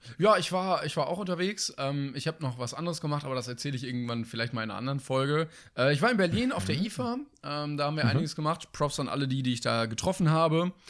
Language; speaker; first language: German; native; German